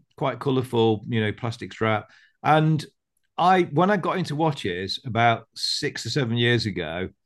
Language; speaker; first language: English; native; English